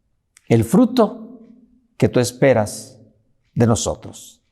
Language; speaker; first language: Spanish; native; Spanish